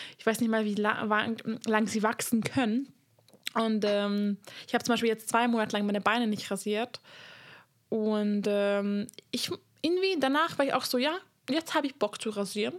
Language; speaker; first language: German; non-native, fluent; Hungarian